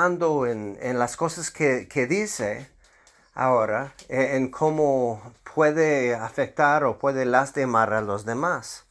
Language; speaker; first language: Spanish; non-native, fluent; English